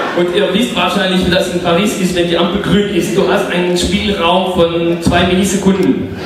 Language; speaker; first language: German; non-native, fluent; French